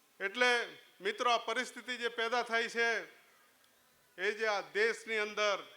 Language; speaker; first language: Gujarati; non-native, local second language; Vasavi